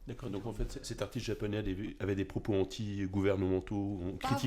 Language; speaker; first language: French; native; French